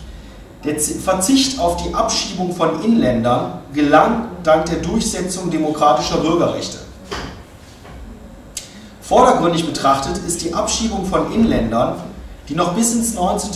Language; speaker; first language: German; native; German